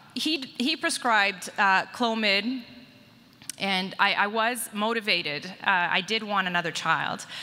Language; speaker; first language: English; native; English